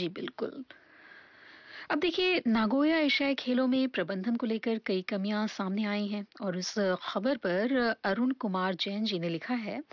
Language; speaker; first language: Hindi; native; Hindi